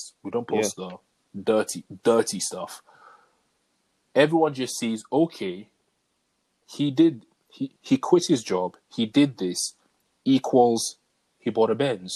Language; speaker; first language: English; native; English